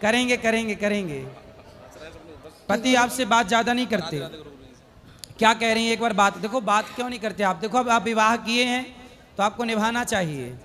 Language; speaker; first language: Hindi; native; Hindi